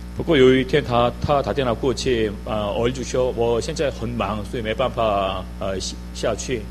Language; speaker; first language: Chinese; non-native, fluent; Korean